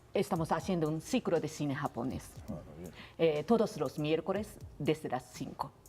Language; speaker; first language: Spanish; non-native, learner; Japanese